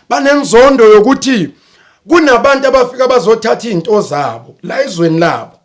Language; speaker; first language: Zulu; native; Zulu